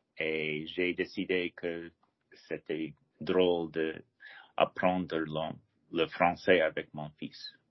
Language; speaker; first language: French; non-native, learner; English